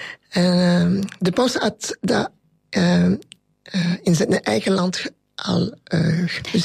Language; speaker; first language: Dutch; non-native, local second language; French